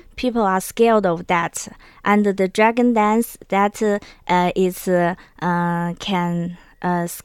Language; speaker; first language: English; non-native, learner; Chinese